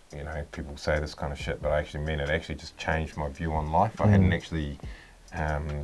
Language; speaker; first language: English; native; English